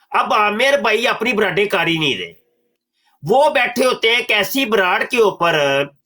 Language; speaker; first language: Urdu; non-native, local second language; Punjabi